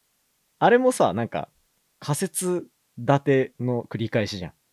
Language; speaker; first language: Japanese; native; Japanese